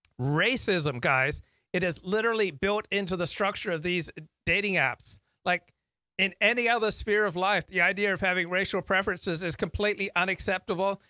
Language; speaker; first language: English; native; English